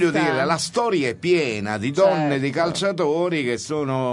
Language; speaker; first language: Italian; native; Italian